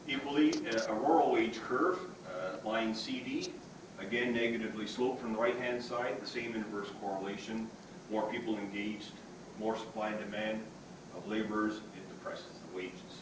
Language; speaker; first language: English; native; English